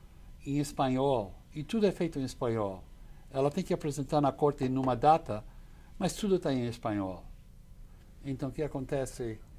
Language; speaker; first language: Portuguese; non-native, fluent; English